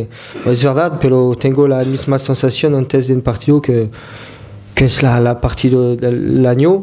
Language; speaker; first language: Spanish; non-native, fluent; French